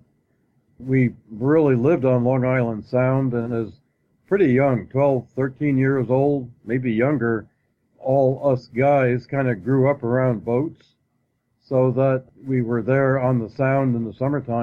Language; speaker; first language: English; native; English